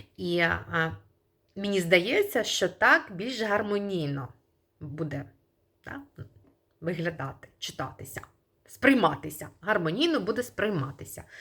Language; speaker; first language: Ukrainian; non-native, local second language; Russian